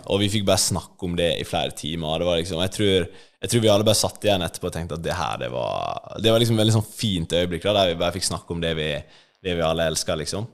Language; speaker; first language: Norwegian; native; Norwegian